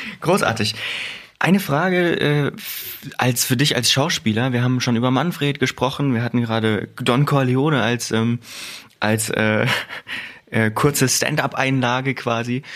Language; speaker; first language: German; native; German